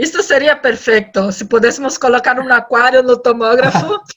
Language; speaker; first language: Spanish; non-native, learner; Portuguese